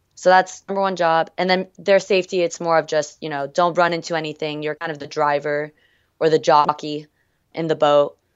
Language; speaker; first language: English; early bilingual, other home language; French